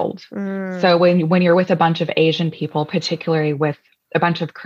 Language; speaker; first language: English; native; English